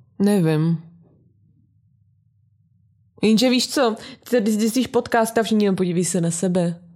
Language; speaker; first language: Czech; native; Czech